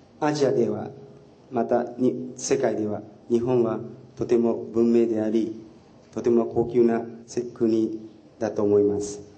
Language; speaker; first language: Japanese; non-native, fluent; Chinese